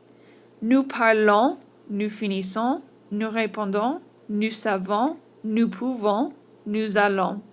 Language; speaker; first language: French; non-native, fluent; English